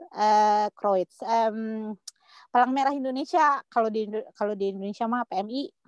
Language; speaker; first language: Indonesian; native; Indonesian